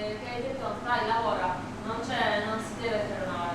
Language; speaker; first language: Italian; non-native, fluent; Polish